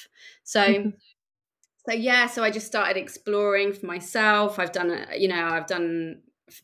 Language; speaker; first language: English; native; English